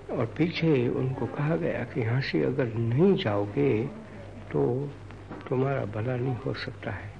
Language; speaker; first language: Hindi; non-native, local second language; Gujarati